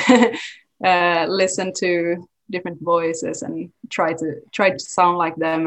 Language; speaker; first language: English; non-native, fluent; Swedish